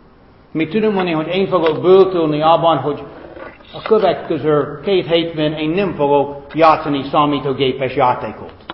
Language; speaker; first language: Hungarian; non-native, fluent; English